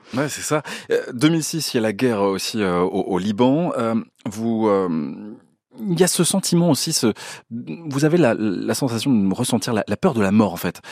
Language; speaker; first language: French; native; French